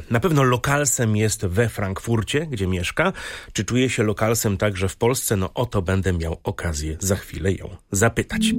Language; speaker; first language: Polish; native; Polish